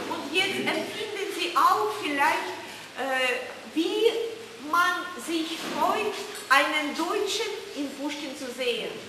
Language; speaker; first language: German; non-native, fluent; Russian